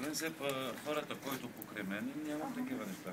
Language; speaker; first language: Bulgarian; non-native, learner; Arabic